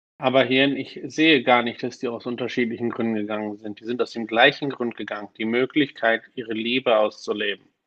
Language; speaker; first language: German; native; German